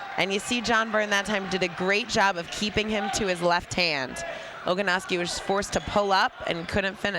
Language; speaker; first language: English; native; English